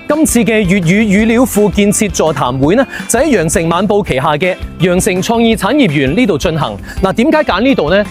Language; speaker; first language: Cantonese; native; Cantonese